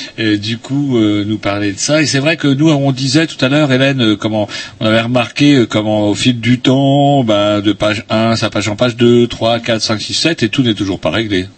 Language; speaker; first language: French; native; French